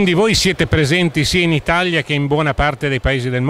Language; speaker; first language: Italian; native; Italian